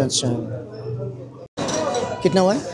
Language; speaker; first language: Hindi; non-native, fluent; Bangla